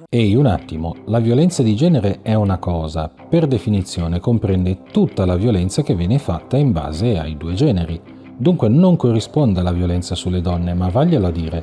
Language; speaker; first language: Italian; native; Italian